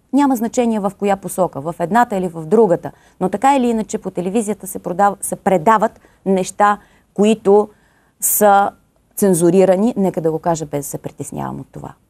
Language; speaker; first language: Bulgarian; native; Bulgarian